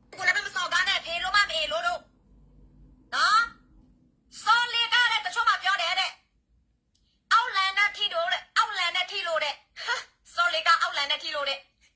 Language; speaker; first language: Burmese; native; Burmese